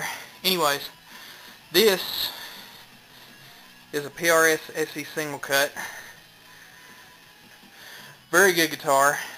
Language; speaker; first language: English; native; English